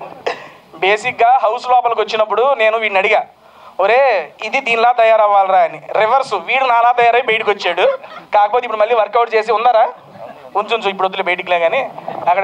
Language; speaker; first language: Telugu; native; Telugu